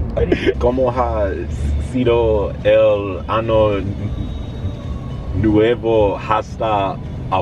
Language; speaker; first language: Spanish; non-native, learner; English